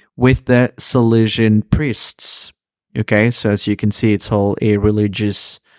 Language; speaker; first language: English; early bilingual, other home language; Spanish